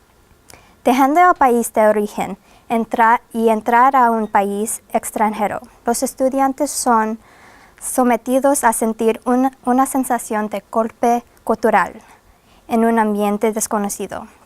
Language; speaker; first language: Spanish; non-native, fluent; English